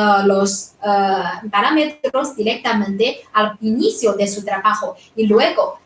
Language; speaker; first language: Spanish; non-native, fluent; Chinese